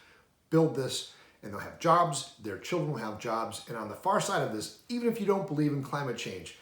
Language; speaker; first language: English; native; English